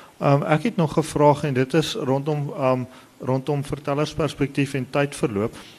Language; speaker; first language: Afrikaans; native; Afrikaans